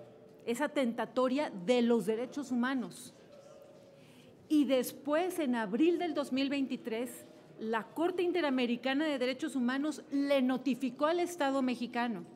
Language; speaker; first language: Spanish; native; Spanish